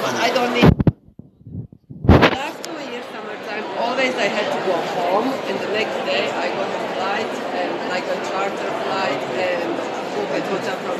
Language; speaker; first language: English; non-native, learner; Hungarian